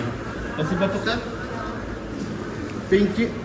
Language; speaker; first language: Russian; non-native, learner; Lithuanian